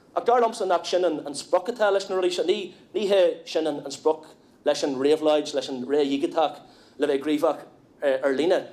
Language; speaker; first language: Irish; non-native, local second language; English